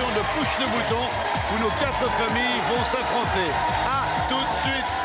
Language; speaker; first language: French; native; French